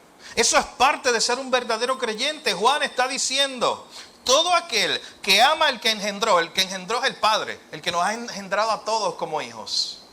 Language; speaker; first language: Spanish; native; Spanish